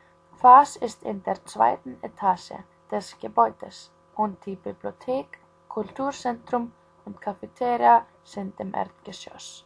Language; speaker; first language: German; non-native, learner; Icelandic